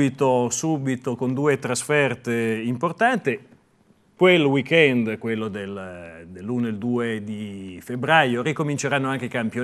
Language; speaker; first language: Italian; native; Italian